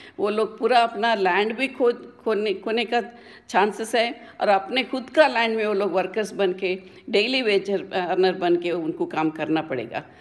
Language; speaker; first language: Hindi; non-native, local second language; Telugu